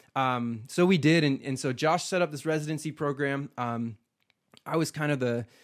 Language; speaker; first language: English; native; English